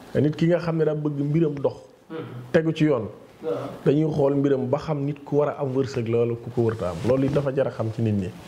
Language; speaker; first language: Wolof; native; Wolof